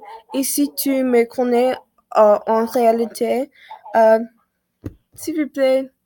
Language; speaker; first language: French; non-native, learner; English